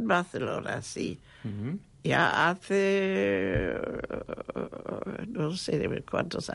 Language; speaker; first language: Spanish; non-native, fluent; German